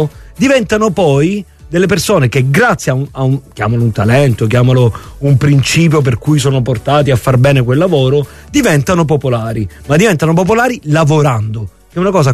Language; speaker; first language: Italian; native; Italian